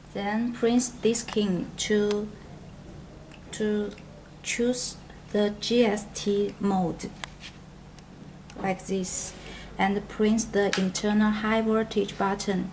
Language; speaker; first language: English; non-native, learner; Chinese